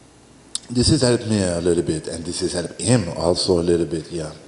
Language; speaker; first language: English; non-native, learner; French